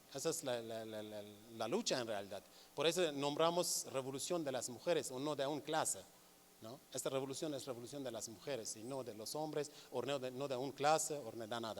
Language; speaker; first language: Spanish; non-native, learner; Kurdish